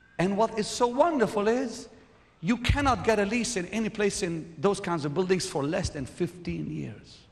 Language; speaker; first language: English; non-native, fluent; Arabic